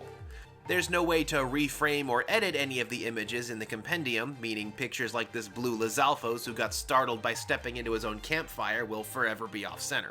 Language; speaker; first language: English; native; English